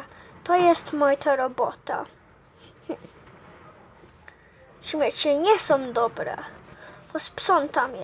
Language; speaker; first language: Polish; early bilingual, heritage; Polish